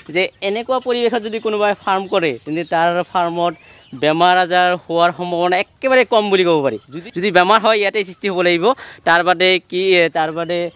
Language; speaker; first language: Assamese; non-native, local second language; Bangla